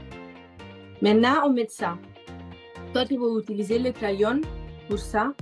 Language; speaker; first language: French; non-native, learner; Italian